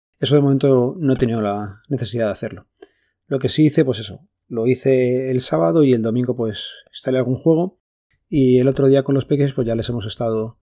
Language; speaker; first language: Spanish; native; Spanish